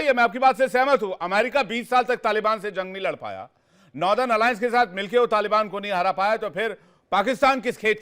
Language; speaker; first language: Hindi; native; Hindi